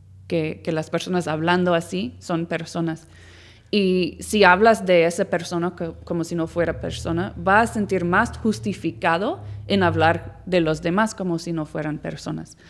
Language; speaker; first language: Spanish; non-native, fluent; English